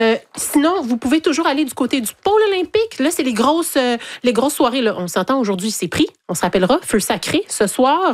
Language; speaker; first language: French; native; French